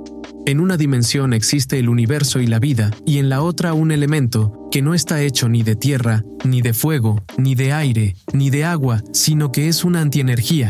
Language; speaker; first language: Spanish; native; Spanish